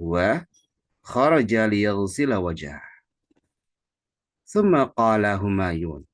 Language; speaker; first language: Arabic; non-native, fluent; Indonesian